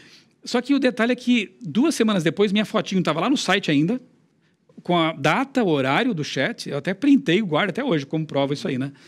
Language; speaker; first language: Portuguese; native; Portuguese